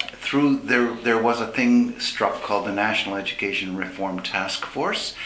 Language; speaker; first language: English; native; English